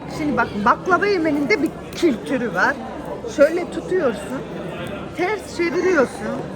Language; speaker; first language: Turkish; early bilingual, other home language; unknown